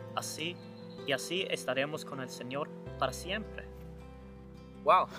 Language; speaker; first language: Spanish; non-native, fluent; Swedish